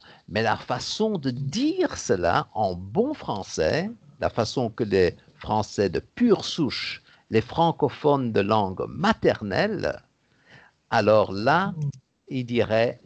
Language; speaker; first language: French; native; French